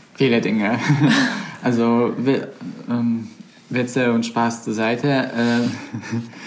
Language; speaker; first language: German; non-native, fluent; Croatian